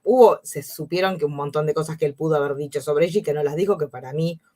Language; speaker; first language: Spanish; native; Spanish